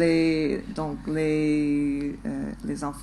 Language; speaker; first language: French; non-native, fluent; English